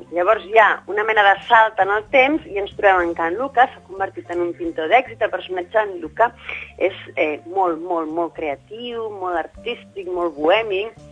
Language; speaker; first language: Catalan; native; Catalan